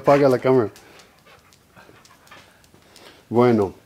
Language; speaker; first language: Spanish; non-native, learner; English